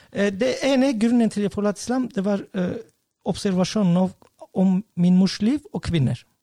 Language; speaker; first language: Norwegian; non-native, fluent; Turkish